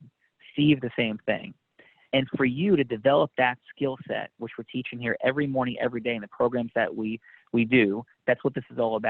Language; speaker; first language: English; native; English